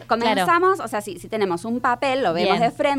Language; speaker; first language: Spanish; native; Spanish